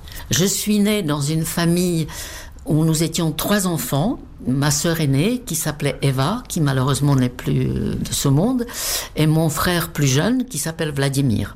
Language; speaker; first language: French; non-native, fluent; Czech